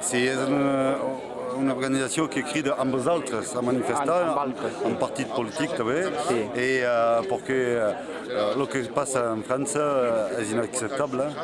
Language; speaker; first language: Catalan; non-native, local second language; French